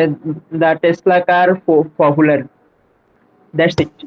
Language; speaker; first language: English; non-native, learner; Bangla